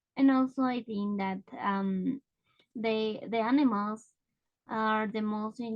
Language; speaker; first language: English; non-native, learner; Spanish